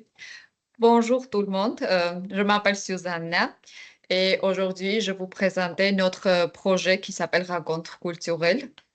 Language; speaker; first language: French; non-native, learner; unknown